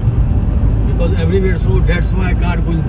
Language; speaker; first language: English; non-native, local second language; Hindi